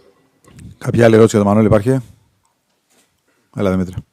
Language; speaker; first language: Greek; native; Greek